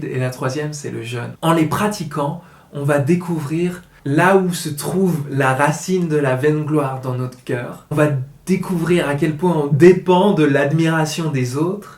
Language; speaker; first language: French; native; French